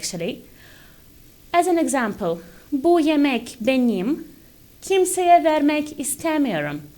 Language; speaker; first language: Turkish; non-native, fluent; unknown